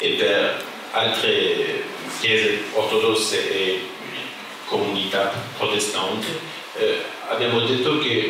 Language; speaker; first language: Italian; non-native, fluent; French